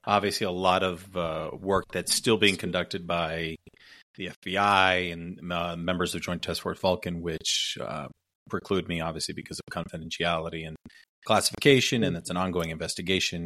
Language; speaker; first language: English; early bilingual, other home language; Spanish